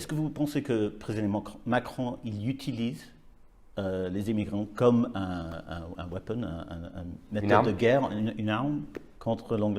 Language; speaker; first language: French; non-native, learner; English